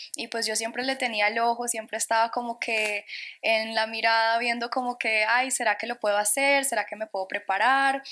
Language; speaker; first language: Spanish; native; Spanish